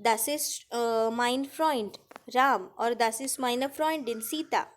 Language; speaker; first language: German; non-native, fluent; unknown